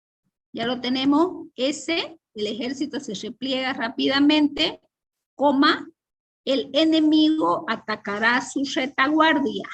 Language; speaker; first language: Spanish; native; Spanish